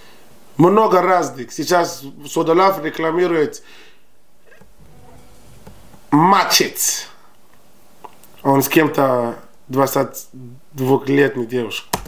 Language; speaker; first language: Russian; non-native, learner; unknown